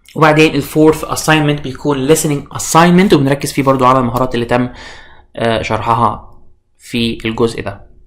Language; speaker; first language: Egyptian Arabic; native; Egyptian Arabic